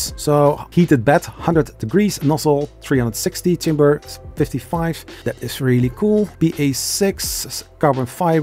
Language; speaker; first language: English; non-native, fluent; Dutch